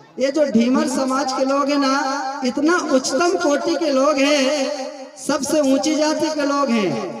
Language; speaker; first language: Hindi; native; Hindi